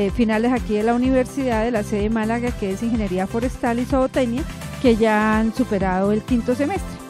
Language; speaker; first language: Spanish; non-native, fluent; French